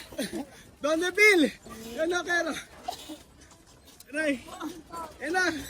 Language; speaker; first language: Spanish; non-native, learner; Filipino